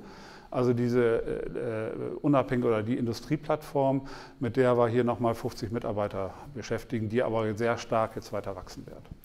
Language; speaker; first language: German; native; German